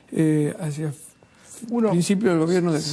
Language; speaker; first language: Spanish; native; Spanish